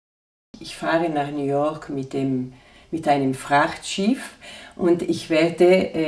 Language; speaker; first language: German; non-native, fluent; Italian